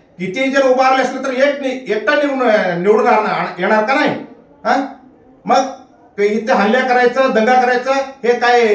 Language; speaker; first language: Marathi; non-native, local second language; Kannada